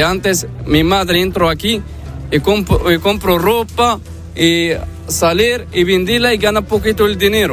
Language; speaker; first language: Spanish; non-native, learner; Arabic